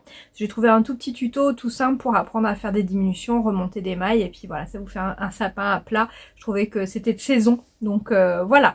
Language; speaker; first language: French; native; French